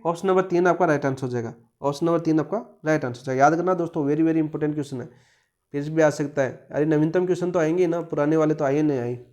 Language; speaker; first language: Hindi; native; Hindi